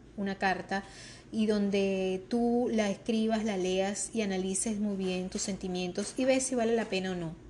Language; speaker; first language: Spanish; native; Spanish